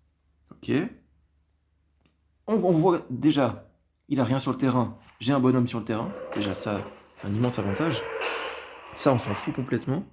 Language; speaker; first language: French; native; French